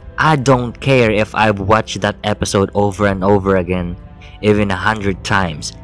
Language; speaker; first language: English; non-native, local second language; Filipino